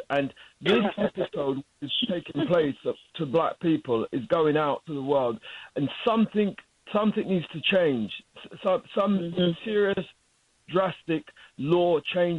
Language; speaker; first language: English; native; English